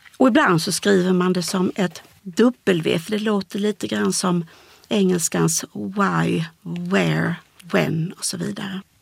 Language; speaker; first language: Swedish; native; Swedish